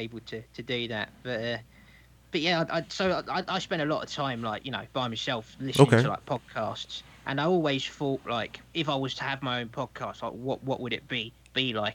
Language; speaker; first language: English; native; English